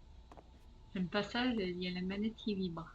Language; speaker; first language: French; native; French